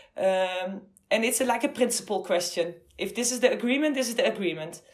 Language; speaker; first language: English; non-native, fluent; Dutch